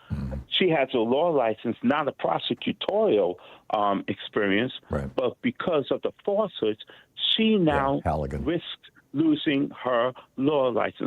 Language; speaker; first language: English; native; English